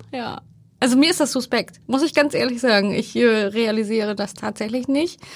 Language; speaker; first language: German; early bilingual, other home language; Turkish